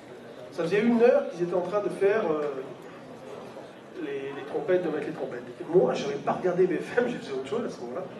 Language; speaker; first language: French; native; French